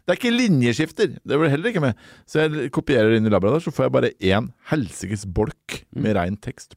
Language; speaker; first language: Norwegian; native; Norwegian